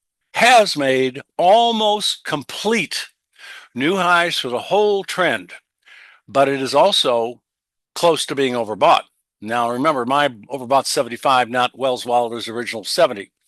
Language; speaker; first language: English; native; English